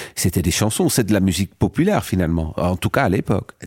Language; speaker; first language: French; non-native, fluent; Dutch